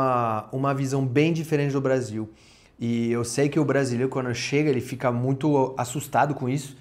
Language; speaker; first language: Portuguese; non-native, fluent; French